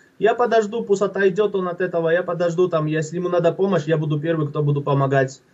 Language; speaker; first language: Russian; non-native, fluent; Georgian